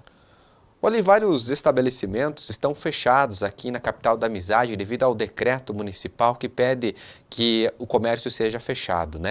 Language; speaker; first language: Portuguese; native; Portuguese